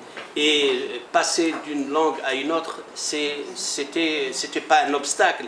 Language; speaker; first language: French; non-native, local second language; Arabic